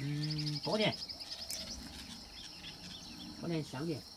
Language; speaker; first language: Chinese; native; Chinese